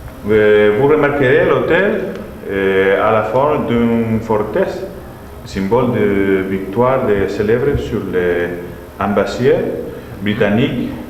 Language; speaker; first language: French; non-native, learner; Spanish